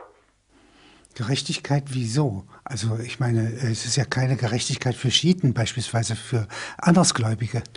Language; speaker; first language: German; native; German